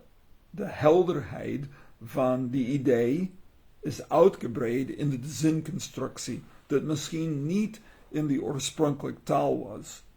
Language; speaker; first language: Dutch; non-native, learner; English